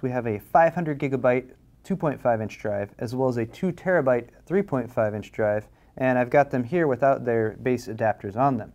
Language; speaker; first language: English; native; English